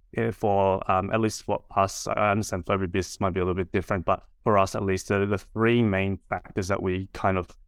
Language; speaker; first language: English; native; English